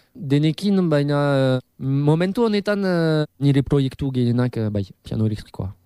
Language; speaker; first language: Basque; non-native, local second language; French